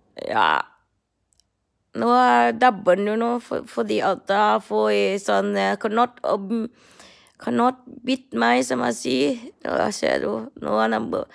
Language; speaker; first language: English; non-native, learner; Thai